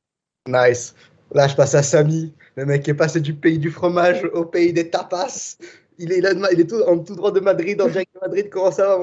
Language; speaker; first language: French; native; French